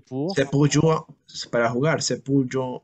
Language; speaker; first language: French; non-native, learner; Spanish